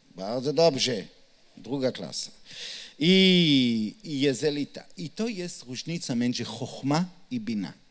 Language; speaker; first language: Polish; non-native, learner; Hebrew